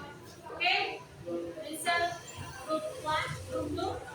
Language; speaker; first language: English; non-native, learner; Indonesian